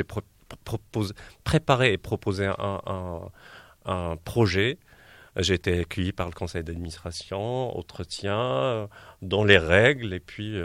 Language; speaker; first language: French; non-native, local second language; Arabic